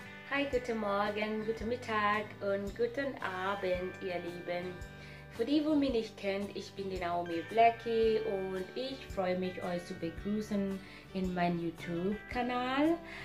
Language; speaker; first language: German; non-native, fluent; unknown